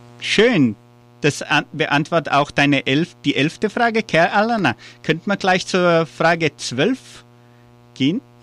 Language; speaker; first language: German; early bilingual, heritage; German